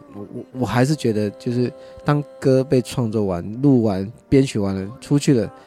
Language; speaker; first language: Chinese; native; Chinese